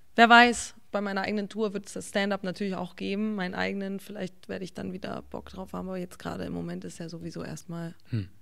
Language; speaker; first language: German; early bilingual, other home language; English